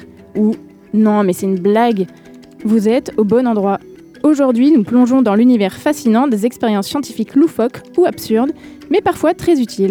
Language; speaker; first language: French; native; French